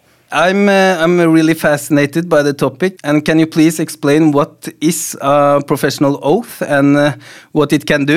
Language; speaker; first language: English; non-native, fluent; Norwegian